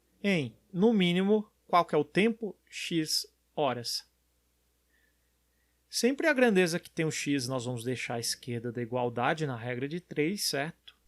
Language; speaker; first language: Portuguese; native; Portuguese